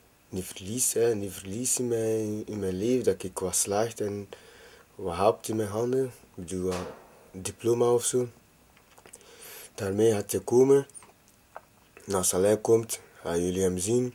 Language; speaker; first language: Dutch; non-native, fluent; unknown